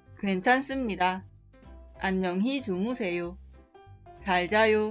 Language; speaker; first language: Korean; non-native, fluent; Spanish